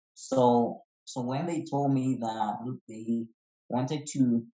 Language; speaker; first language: English; non-native, local second language; Kikuyu